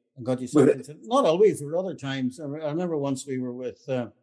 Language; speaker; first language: English; native; English